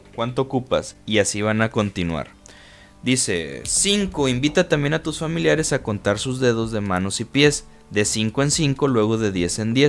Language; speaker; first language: Spanish; native; Spanish